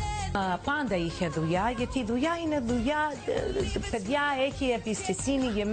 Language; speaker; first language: Greek; early bilingual, heritage; English